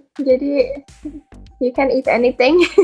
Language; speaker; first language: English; non-native, fluent; Indonesian